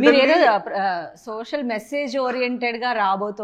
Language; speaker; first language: Telugu; native; Telugu